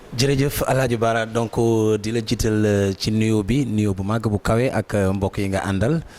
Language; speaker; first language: Wolof; native; Wolof